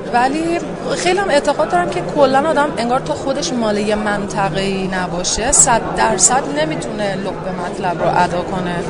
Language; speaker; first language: Persian; native; Persian